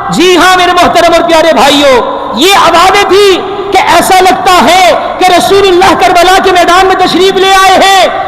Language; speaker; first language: Urdu; native; Urdu